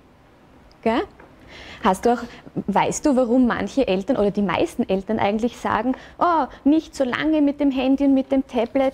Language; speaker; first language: German; native; German